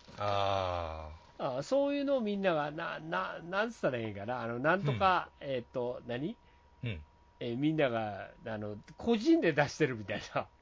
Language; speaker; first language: Japanese; native; Japanese